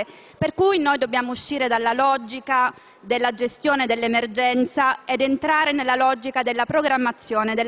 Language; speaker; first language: Italian; native; Italian